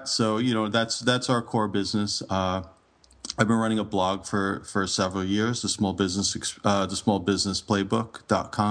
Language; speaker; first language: English; native; English